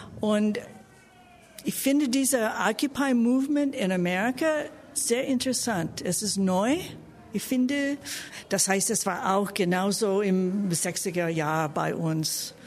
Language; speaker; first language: German; non-native, fluent; English